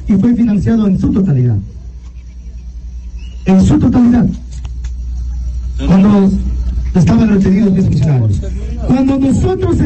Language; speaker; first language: Spanish; native; Spanish